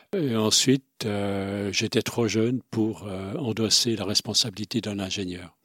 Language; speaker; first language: French; non-native, fluent; Swiss German